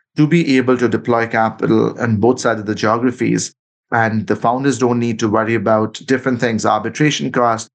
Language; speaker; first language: English; non-native, local second language; Bangla